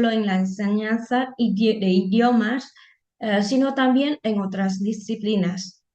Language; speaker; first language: Spanish; non-native, fluent; Vietnamese